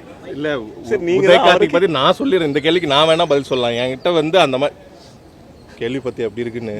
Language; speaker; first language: Tamil; native; Tamil